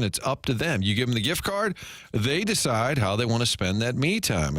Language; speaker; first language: English; native; English